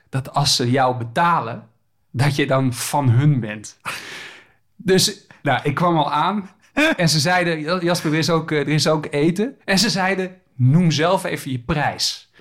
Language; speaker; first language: Dutch; native; Dutch